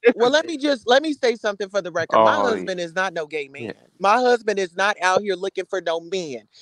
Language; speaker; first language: English; native; English